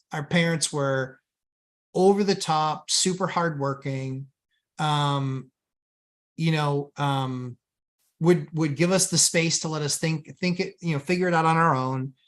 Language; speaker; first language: English; native; English